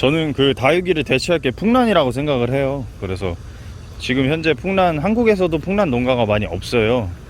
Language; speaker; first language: Korean; native; Korean